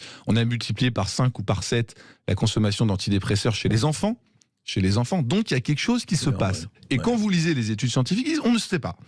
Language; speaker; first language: French; native; French